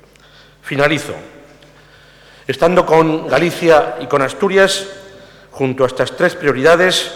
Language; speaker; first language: Spanish; native; Spanish